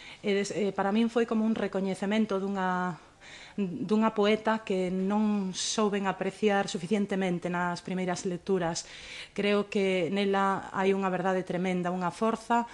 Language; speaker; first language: Galician; non-native, local second language; Spanish